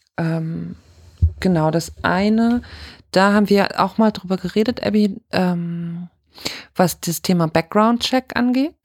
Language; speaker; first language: German; native; German